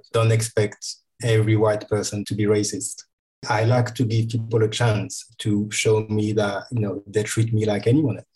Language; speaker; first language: English; non-native, fluent; French